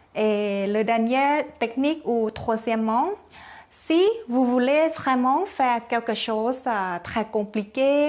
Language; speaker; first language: French; non-native, learner; Thai